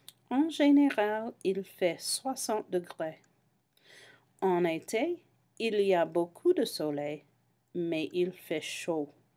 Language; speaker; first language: French; non-native, fluent; English